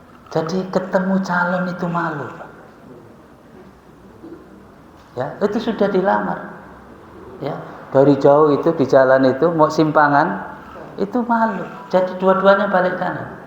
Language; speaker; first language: Indonesian; native; Indonesian